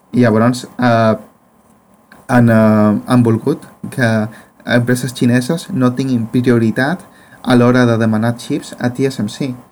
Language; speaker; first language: Catalan; non-native, fluent; Spanish